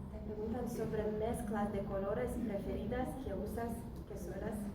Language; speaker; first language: Spanish; non-native, learner; Russian